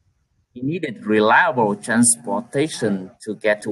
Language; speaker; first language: English; non-native, learner; Vietnamese